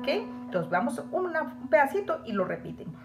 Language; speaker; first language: Spanish; native; Spanish